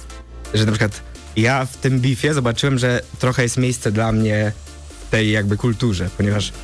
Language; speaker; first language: Polish; native; Polish